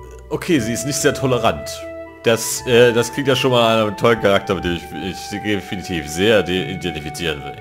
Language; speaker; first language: German; native; German